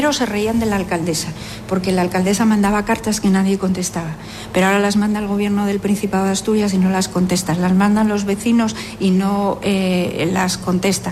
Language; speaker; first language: Spanish; native; Spanish